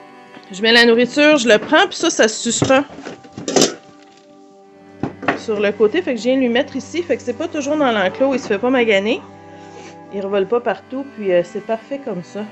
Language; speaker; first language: French; native; French